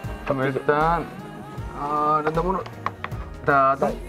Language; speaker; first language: Korean; native; Korean